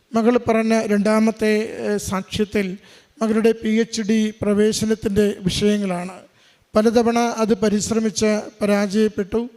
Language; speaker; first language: Malayalam; native; Malayalam